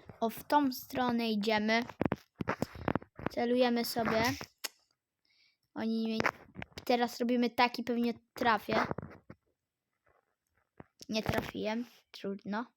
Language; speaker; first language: Polish; native; Polish